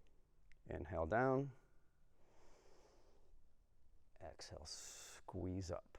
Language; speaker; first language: English; native; English